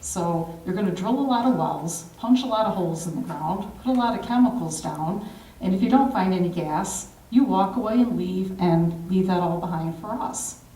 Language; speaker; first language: English; native; English